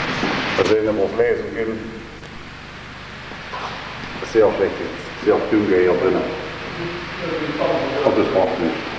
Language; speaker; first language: German; native; German